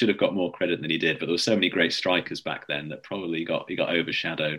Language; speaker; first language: English; native; English